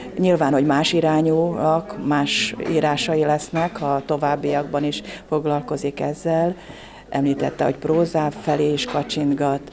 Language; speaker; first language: Hungarian; native; Hungarian